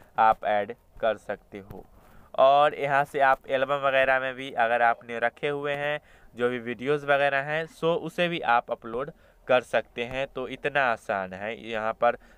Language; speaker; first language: Hindi; native; Hindi